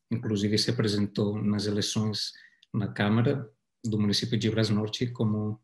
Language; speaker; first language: Portuguese; non-native, fluent; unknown